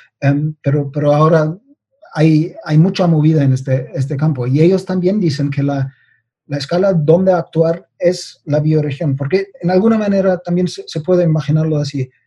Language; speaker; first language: Spanish; non-native, fluent; German